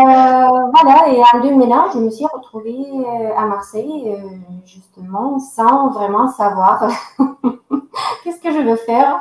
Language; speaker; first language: French; non-native, fluent; Russian